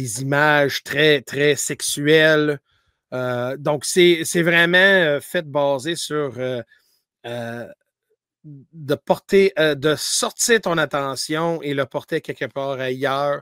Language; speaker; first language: French; native; French